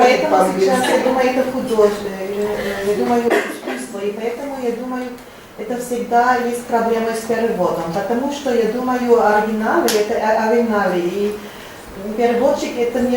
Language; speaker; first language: Russian; non-native, learner; German